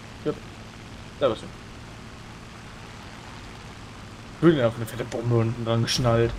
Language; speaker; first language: German; native; German